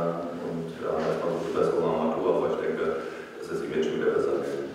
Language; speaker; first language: German; native; German